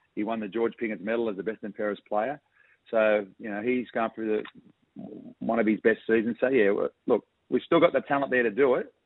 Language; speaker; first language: English; native; English